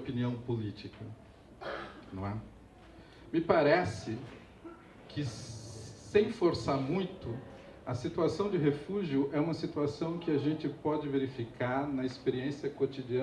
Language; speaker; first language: Portuguese; native; Portuguese